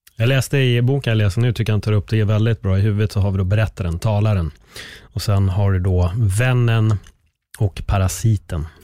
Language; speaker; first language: Swedish; native; Swedish